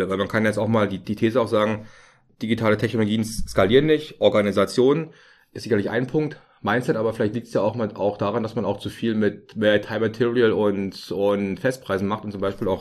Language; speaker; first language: German; native; German